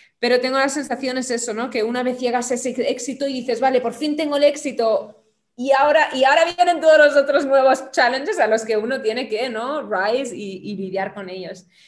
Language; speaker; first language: Spanish; non-native, fluent; German